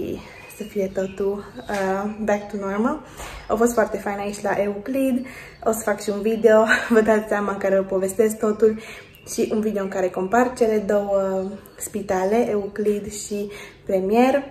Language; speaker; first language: Romanian; native; Romanian